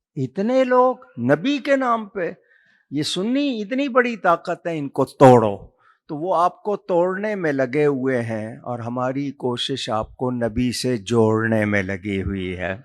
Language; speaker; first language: Urdu; non-native, local second language; Punjabi